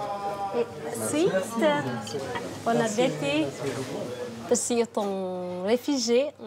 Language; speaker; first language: French; non-native, learner; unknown